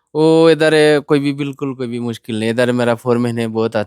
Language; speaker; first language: Hindi; non-native, learner; Bangla